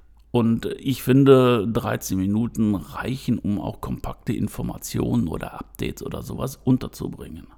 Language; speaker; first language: German; native; German